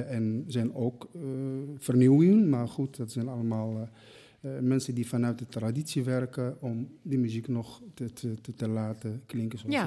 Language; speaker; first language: Dutch; non-native, fluent; Arabic